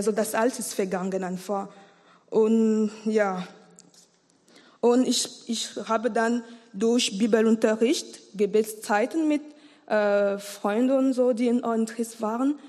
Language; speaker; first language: German; non-native, learner; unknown